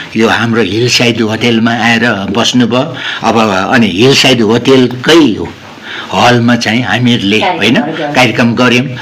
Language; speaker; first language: Nepali; non-native, local second language; Newari